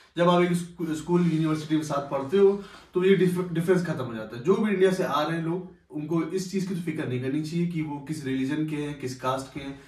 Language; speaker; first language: Hindi; native; Hindi